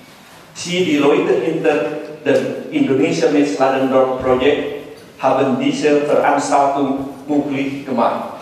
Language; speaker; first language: German; non-native, learner; Indonesian